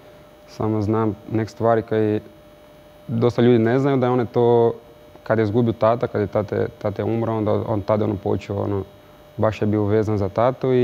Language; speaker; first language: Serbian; non-native, learner; Portuguese